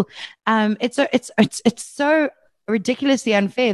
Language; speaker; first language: English; native; English